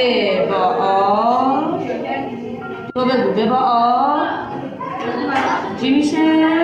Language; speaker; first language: Persian; native; Persian